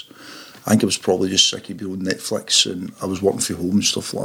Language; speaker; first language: English; native; English